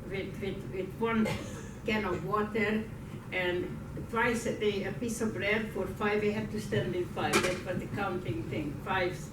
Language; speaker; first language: English; non-native, fluent; Hungarian